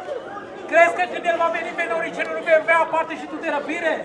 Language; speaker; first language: Romanian; native; Romanian